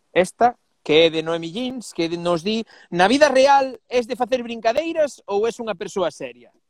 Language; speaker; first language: Galician; non-native, local second language; Spanish